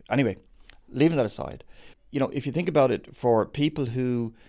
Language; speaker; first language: English; native; English